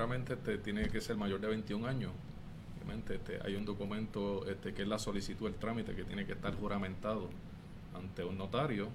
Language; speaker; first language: Spanish; native; Spanish